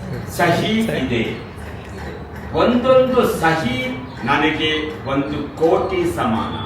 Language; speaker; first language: Kannada; non-native, learner; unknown